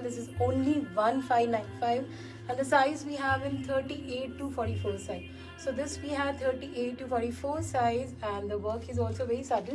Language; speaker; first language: English; non-native, local second language; Hindi